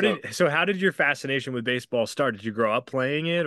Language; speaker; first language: English; native; English